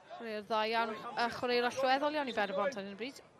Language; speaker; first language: Welsh; native; Welsh